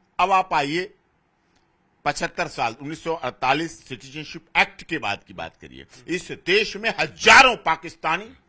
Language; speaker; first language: Hindi; native; Hindi